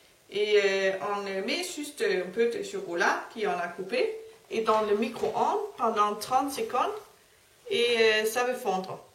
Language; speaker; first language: French; non-native, learner; Danish